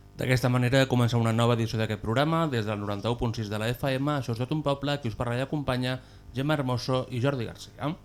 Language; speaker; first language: Catalan; native; Catalan